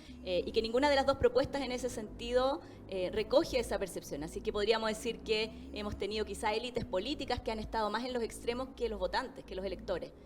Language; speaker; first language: Spanish; native; Spanish